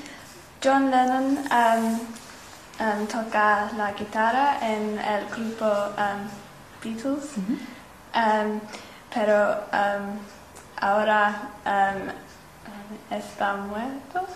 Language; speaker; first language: Spanish; non-native, learner; English